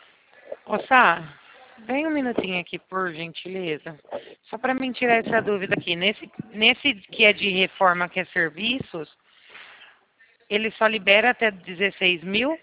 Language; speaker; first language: Portuguese; native; Portuguese